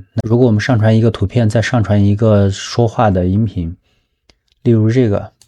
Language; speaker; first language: Chinese; native; Chinese